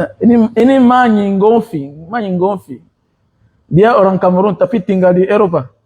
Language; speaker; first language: Indonesian; non-native, learner; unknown